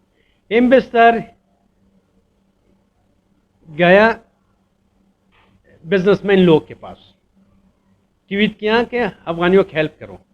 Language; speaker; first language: Hindi; non-native, fluent; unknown